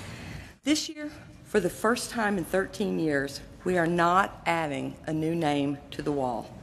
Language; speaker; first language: English; native; English